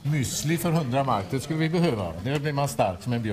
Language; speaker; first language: Swedish; native; Swedish